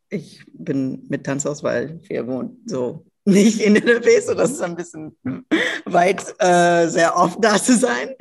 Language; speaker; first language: German; non-native, local second language; English